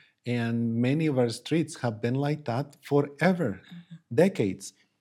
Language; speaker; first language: English; non-native, fluent; Spanish